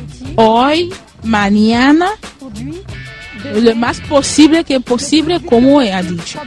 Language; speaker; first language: Spanish; non-native, fluent; French